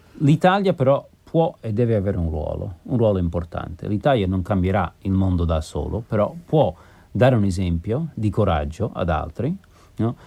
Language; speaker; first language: Italian; non-native, fluent; English